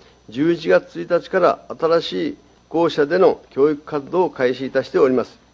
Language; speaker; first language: Japanese; native; Japanese